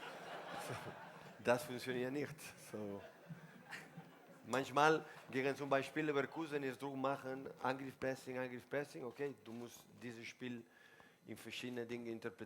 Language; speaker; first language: German; non-native, learner; Spanish